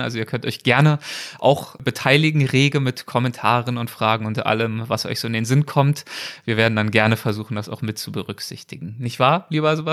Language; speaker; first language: German; native; German